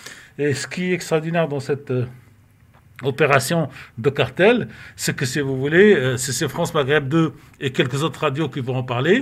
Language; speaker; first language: French; native; French